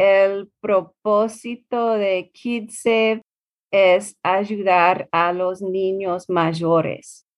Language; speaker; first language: Spanish; non-native, learner; English